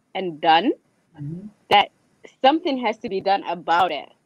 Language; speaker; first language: English; native; English